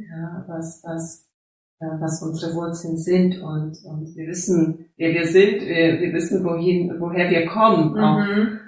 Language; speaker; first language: German; early bilingual, heritage; German